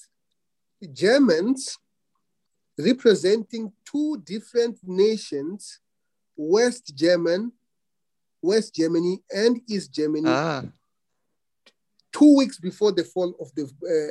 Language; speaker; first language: English; non-native, local second language; Venda